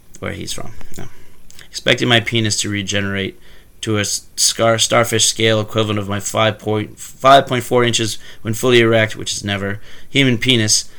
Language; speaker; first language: English; native; English